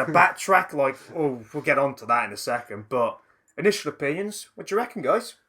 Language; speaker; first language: English; native; English